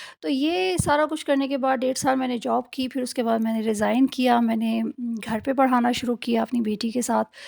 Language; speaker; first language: Urdu; native; Urdu